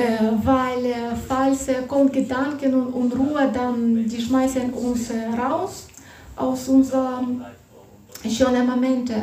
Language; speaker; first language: German; non-native, fluent; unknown